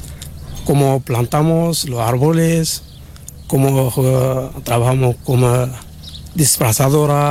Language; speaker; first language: Spanish; non-native, learner; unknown